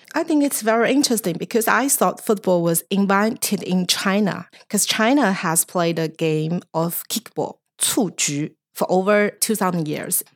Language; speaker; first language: English; non-native, fluent; Chinese